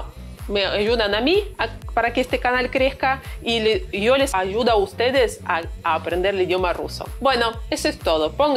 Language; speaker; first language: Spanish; non-native, fluent; Russian